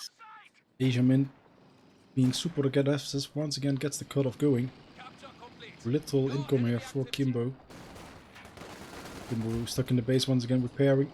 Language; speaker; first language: English; non-native, fluent; Dutch